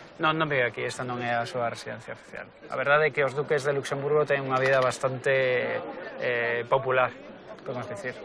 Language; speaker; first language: Galician; native; Galician